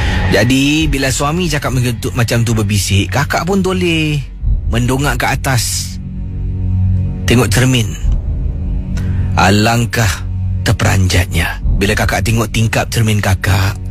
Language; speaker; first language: Malay; native; Malay